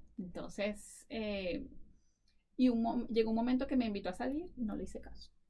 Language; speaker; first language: Spanish; native; Spanish